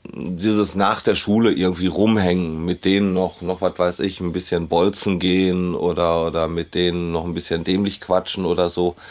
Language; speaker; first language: German; native; German